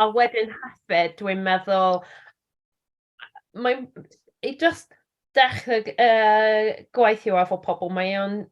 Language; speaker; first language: Welsh; non-native, learner; English